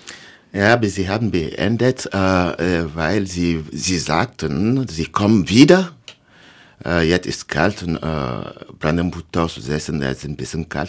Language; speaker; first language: German; non-native, learner; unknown